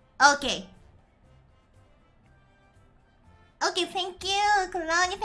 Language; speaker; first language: English; non-native, learner; Japanese